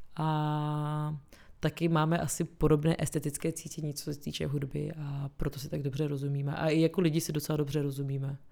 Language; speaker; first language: Czech; early bilingual, other home language; Russian